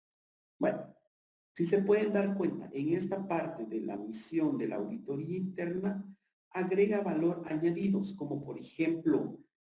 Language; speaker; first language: Spanish; native; Spanish